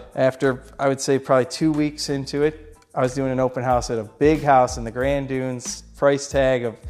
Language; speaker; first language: English; native; English